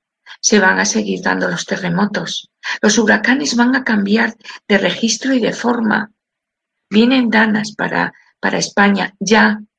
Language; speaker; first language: Spanish; native; Spanish